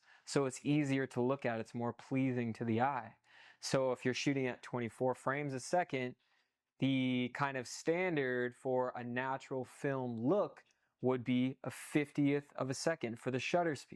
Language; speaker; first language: English; native; English